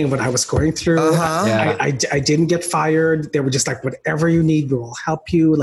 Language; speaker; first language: English; non-native, local second language; Filipino